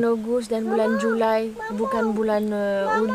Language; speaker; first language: Indonesian; non-native, learner; French